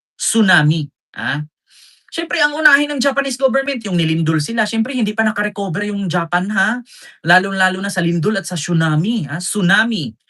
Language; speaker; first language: Filipino; non-native, local second language; Cebuano